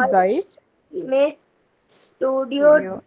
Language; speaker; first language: German; non-native, learner; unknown